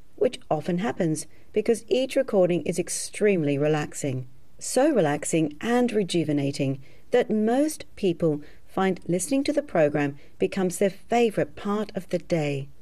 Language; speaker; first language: English; native; English